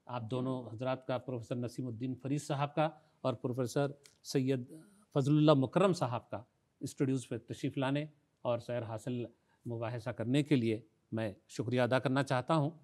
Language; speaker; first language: Urdu; native; Urdu